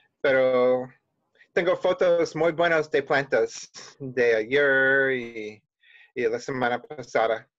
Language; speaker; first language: Spanish; non-native, learner; English